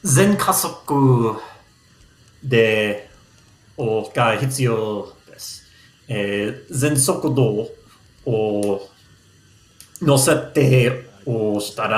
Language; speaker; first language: Japanese; non-native, learner; English